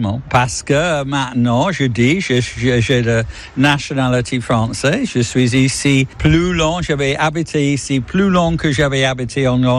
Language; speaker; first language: French; non-native, fluent; English